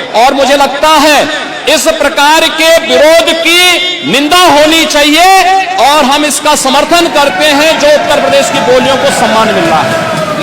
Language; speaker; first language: Hindi; native; Hindi